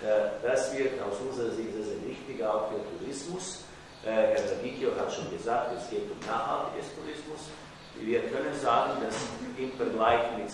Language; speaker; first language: German; non-native, fluent; Croatian